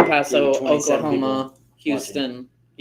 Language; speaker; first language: English; native; English